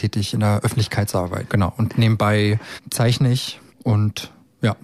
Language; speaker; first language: German; native; German